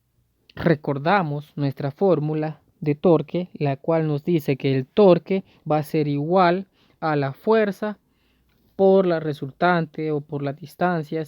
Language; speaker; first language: Spanish; native; Spanish